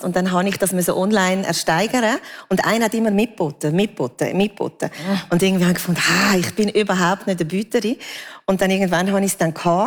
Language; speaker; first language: German; native; German